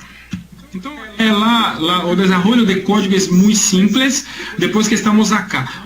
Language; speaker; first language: Spanish; non-native, learner; Portuguese